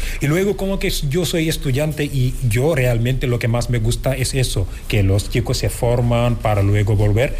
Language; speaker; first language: Spanish; non-native, fluent; Wolof